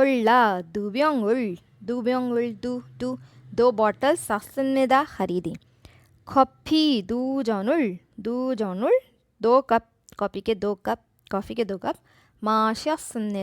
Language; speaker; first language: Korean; non-native, fluent; Urdu